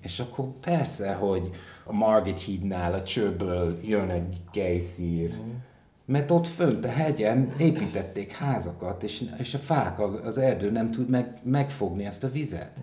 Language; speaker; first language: Hungarian; non-native, fluent; English